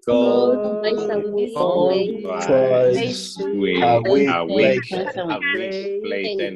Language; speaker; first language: English; non-native, learner; Spanish